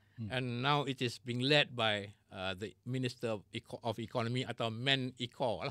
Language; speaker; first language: English; non-native, local second language; Malay